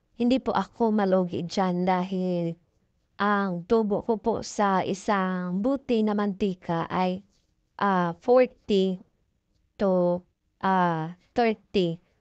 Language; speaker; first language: Filipino; non-native, local second language; Cebuano